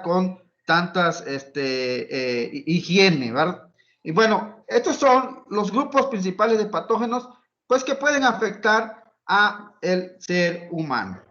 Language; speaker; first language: Spanish; native; Spanish